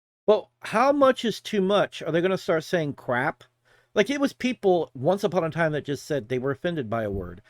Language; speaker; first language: English; native; English